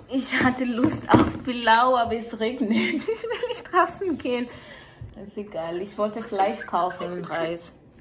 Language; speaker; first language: German; non-native, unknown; Luo (Kenya and Tanzania)